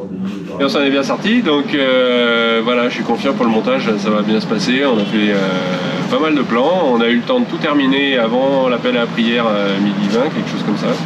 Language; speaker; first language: French; native; French